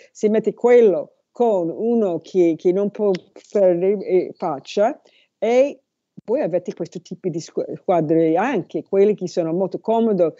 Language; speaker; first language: Italian; non-native, learner; English